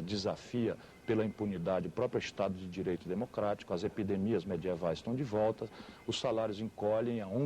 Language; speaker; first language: Portuguese; native; Portuguese